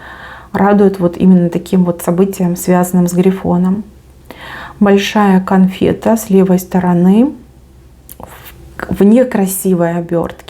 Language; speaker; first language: Russian; native; Russian